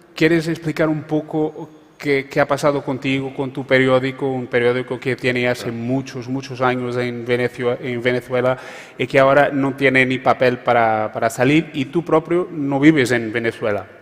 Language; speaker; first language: Spanish; non-native, fluent; Portuguese